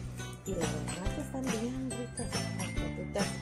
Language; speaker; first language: Spanish; native; Spanish